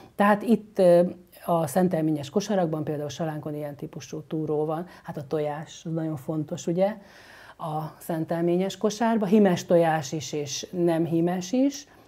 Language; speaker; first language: Hungarian; native; Hungarian